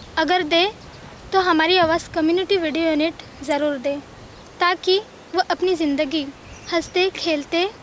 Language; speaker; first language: Hindi; native; Hindi